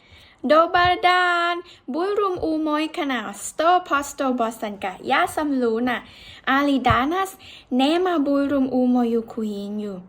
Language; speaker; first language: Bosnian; non-native, learner; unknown